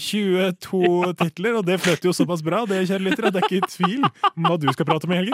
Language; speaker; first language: Norwegian; native; Norwegian